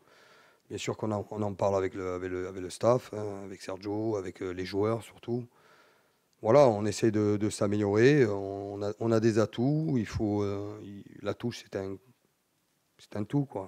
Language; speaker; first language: French; native; French